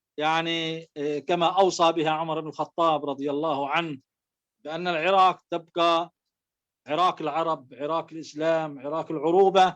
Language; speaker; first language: Arabic; native; Arabic